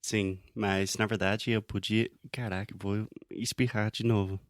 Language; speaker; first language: Portuguese; non-native, fluent; English